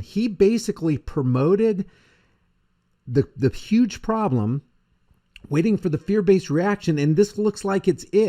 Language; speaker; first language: English; native; English